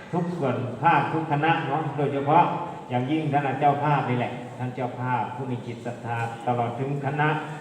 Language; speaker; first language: Thai; native; Thai